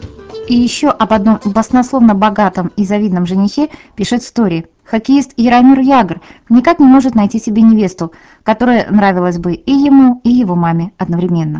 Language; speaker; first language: Russian; native; Russian